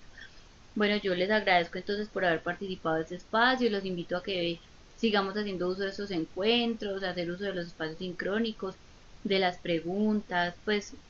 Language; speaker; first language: Spanish; native; Spanish